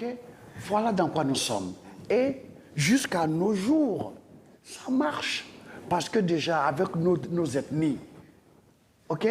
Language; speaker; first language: French; non-native, local second language; Dyula